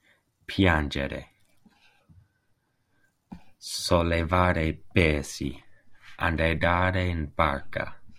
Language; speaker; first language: Italian; non-native, learner; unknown